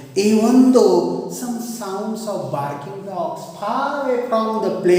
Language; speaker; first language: English; non-native, local second language; Marathi